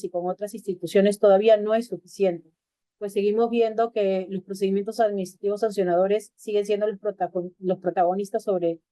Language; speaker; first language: Spanish; native; Spanish